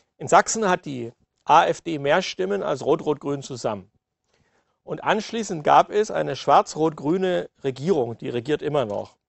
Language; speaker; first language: German; native; German